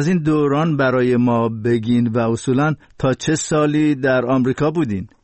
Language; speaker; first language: Persian; native; Persian